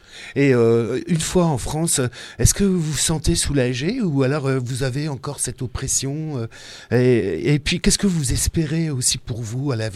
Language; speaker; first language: French; native; French